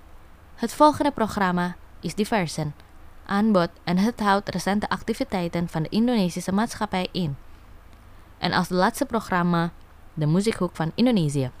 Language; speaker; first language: Dutch; non-native, fluent; Indonesian